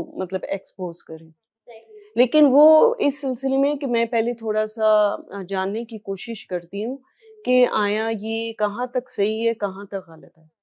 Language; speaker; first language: Urdu; native; Urdu